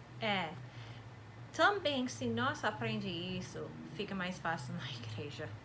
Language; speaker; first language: Portuguese; non-native, fluent; English